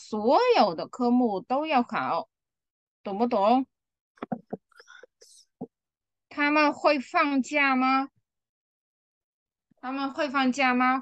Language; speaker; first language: Chinese; non-native, fluent; Vietnamese